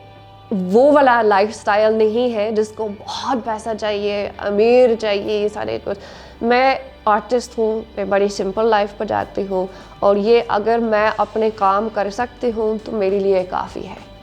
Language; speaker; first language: Hindi; non-native, learner; English